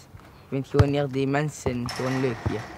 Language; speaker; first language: Dutch; early bilingual, other home language; Arabic